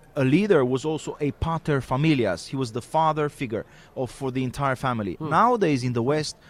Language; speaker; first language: English; non-native, fluent; Romanian